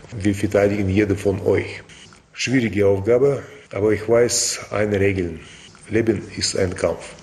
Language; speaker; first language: German; non-native, fluent; Russian